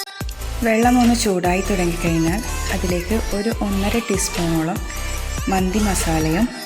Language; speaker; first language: Malayalam; native; Malayalam